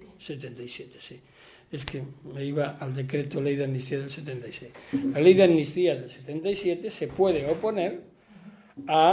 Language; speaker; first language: Spanish; native; Spanish